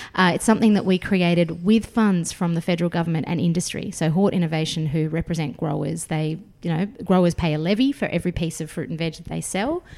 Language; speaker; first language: English; early bilingual, other home language; Russian